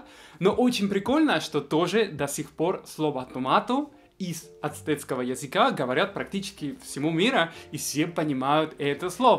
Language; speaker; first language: Russian; non-native, fluent; Spanish